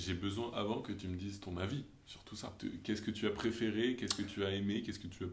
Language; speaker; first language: French; native; French